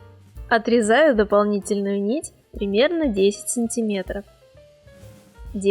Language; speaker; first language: Russian; native; Russian